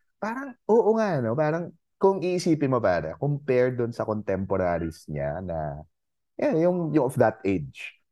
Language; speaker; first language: Filipino; native; Filipino